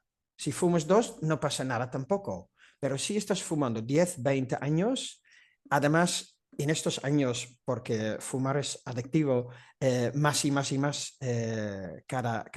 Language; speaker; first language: Spanish; non-native, fluent; Dutch